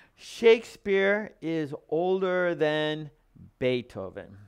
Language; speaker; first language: English; native; English